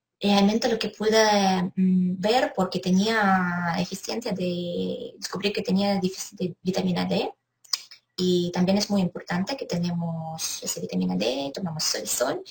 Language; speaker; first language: Spanish; non-native, fluent; Ukrainian